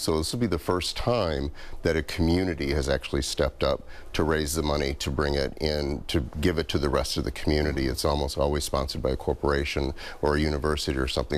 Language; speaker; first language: English; native; English